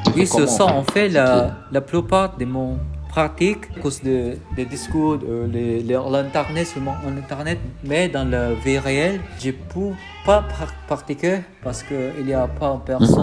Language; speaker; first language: French; non-native, learner; Filipino